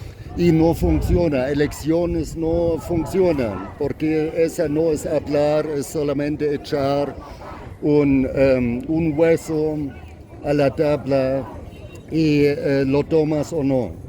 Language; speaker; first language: Spanish; non-native, fluent; German